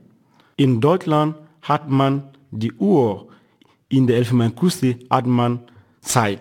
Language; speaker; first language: German; non-native, fluent; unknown